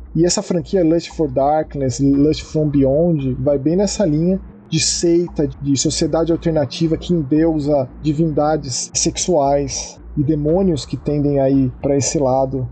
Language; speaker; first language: Portuguese; native; Portuguese